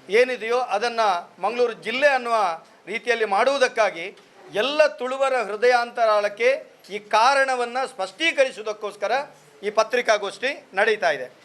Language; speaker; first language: Kannada; non-native, local second language; Tulu